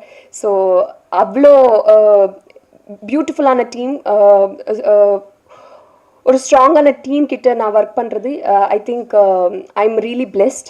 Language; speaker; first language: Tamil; non-native, learner; Telugu